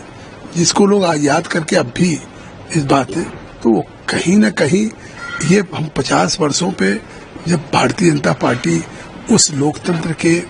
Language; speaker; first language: Hindi; native; Hindi